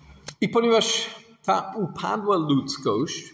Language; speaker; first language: Polish; non-native, fluent; English